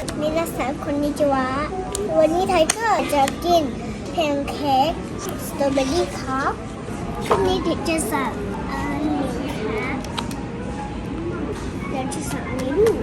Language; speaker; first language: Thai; early bilingual, heritage; Thai